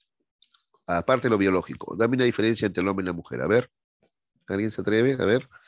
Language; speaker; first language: Spanish; native; Spanish